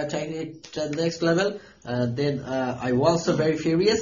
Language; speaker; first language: English; non-native, local second language; Bangla